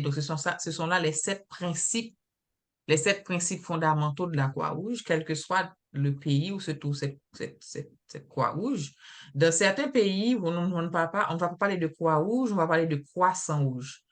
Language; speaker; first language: French; native; French